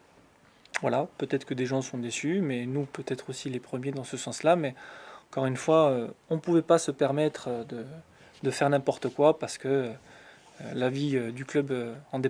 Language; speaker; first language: French; native; French